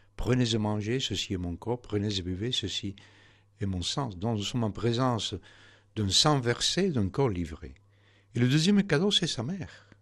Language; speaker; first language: French; non-native, fluent; Spanish